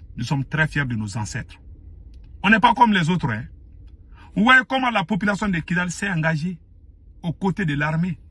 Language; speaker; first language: French; non-native, local second language; Bambara